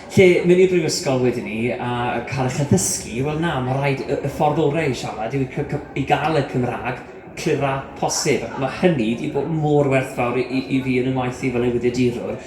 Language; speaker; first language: Welsh; native; Welsh